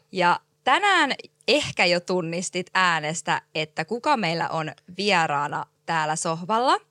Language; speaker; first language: Finnish; native; Finnish